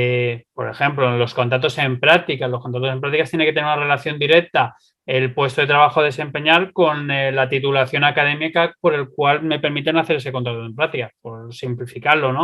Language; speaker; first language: Spanish; native; Spanish